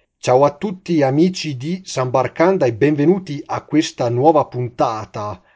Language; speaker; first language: Italian; native; Italian